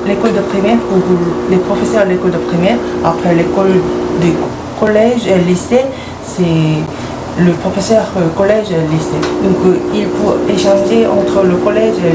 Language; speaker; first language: French; non-native, fluent; Korean